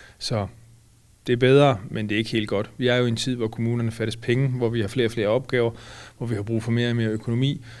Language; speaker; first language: Danish; native; Danish